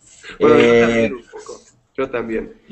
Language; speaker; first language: Spanish; non-native, fluent; English